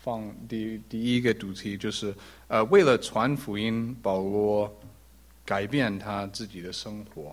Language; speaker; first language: Chinese; early bilingual, heritage; English